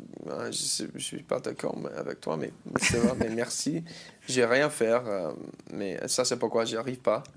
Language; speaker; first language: French; non-native, learner; English